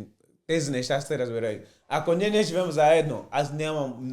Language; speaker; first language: Bulgarian; non-native, learner; Portuguese